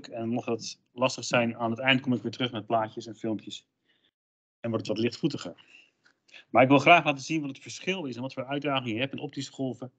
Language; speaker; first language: Dutch; native; Dutch